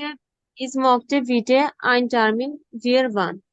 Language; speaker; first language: German; non-native, learner; Bangla